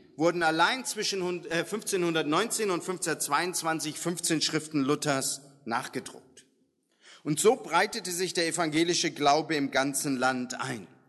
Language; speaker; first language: German; native; German